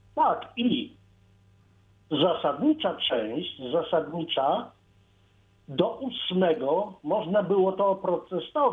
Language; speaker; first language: Polish; native; Polish